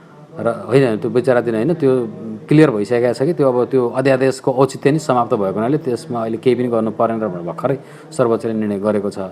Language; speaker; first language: Nepali; native; Nepali